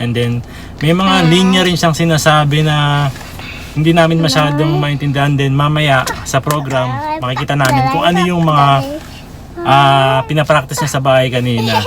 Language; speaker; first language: Filipino; native; Filipino